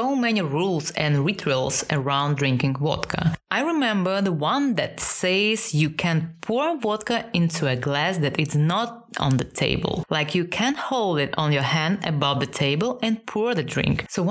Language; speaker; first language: English; non-native, fluent; Russian